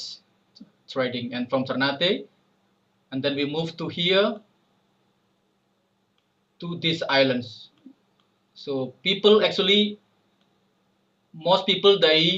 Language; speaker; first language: English; non-native, fluent; Indonesian